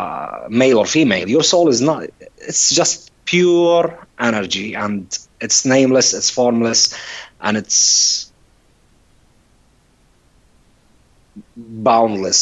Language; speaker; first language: English; non-native, fluent; Arabic